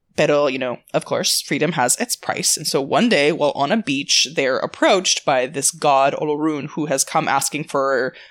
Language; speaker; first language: English; native; English